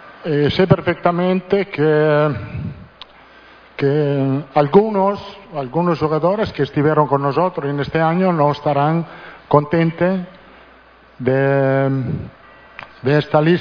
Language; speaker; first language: Portuguese; non-native, fluent; Italian